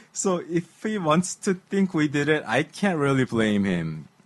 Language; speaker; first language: English; non-native, fluent; Korean